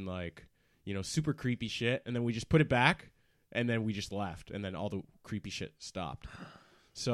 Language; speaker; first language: English; native; English